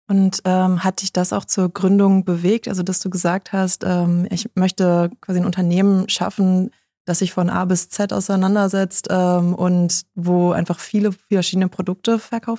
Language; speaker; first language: German; native; German